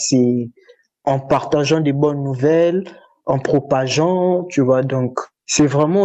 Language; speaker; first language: French; non-native, local second language; Lingala